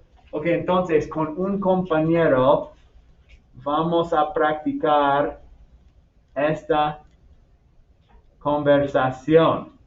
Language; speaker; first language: Spanish; non-native, fluent; English